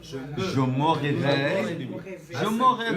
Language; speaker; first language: French; non-native, learner; Arabic